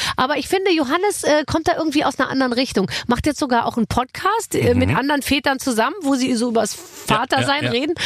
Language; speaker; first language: German; native; German